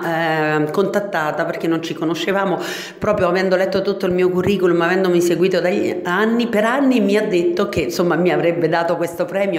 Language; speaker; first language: Italian; native; Italian